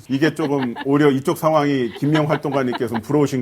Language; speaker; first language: Korean; native; Korean